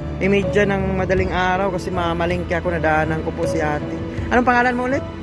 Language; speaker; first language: Filipino; non-native, local second language; Waray